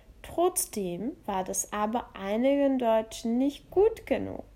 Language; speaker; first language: German; non-native, fluent; Czech